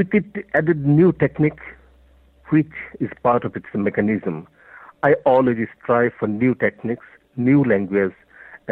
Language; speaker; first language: English; non-native, local second language; Bangla